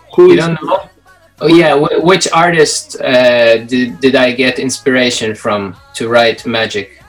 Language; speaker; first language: English; non-native, fluent; Belarusian